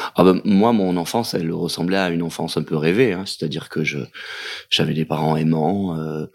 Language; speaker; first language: French; native; French